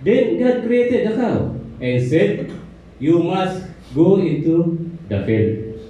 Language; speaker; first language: English; non-native, local second language; Filipino